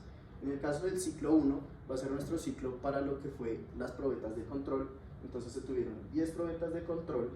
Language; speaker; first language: Spanish; native; Spanish